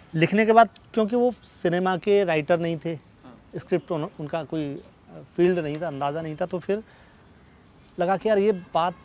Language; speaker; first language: Hindi; native; Hindi